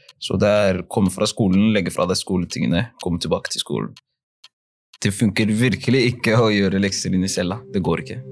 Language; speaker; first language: Norwegian; early bilingual, other home language; Somali